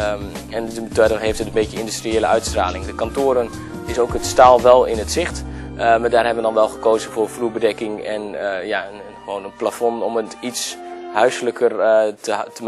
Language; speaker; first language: Dutch; native; Dutch